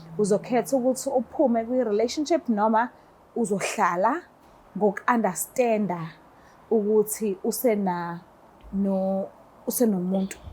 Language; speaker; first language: Zulu; native; Zulu